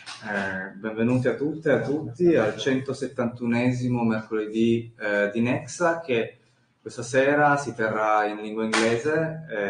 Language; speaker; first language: Italian; native; Italian